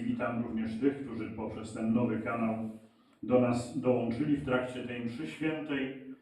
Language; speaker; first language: Polish; native; Polish